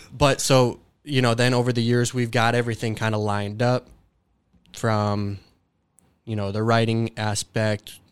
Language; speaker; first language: English; native; English